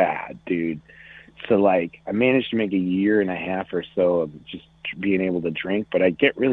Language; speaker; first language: English; native; English